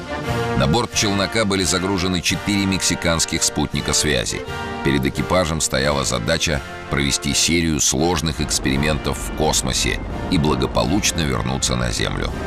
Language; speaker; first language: Russian; native; Russian